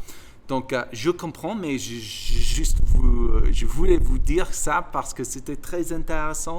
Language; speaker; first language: French; non-native, fluent; English